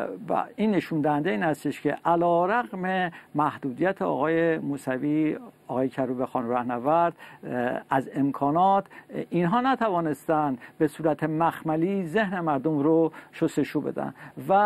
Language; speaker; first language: Persian; native; Persian